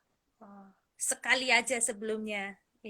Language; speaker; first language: Indonesian; non-native, fluent; English